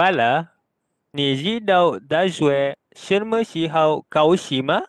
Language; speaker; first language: Chinese; non-native, learner; Malay